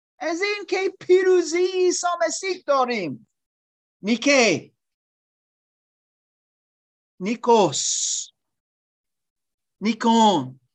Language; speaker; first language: Persian; non-native, learner; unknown